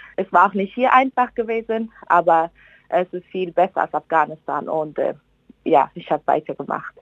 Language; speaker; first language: German; non-native, fluent; Persian